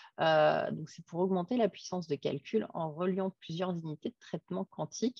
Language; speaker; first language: French; native; French